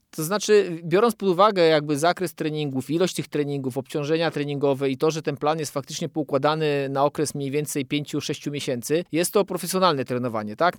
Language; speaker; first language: Polish; native; Polish